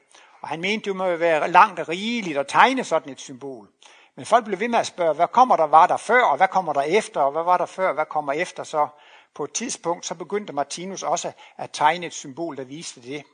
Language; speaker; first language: Danish; native; Danish